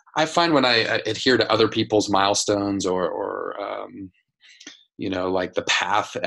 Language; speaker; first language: English; native; English